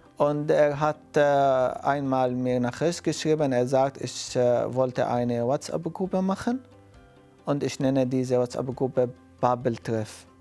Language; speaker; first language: German; non-native, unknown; Arabic